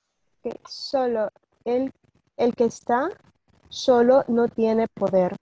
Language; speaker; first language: Spanish; non-native, learner; English